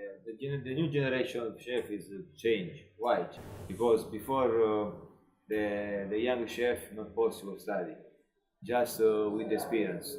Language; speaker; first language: English; non-native, learner; Italian